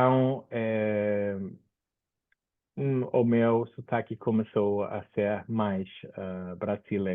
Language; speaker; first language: Portuguese; non-native, fluent; Spanish